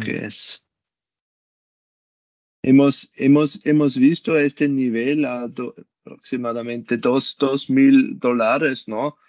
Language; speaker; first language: Spanish; non-native, learner; German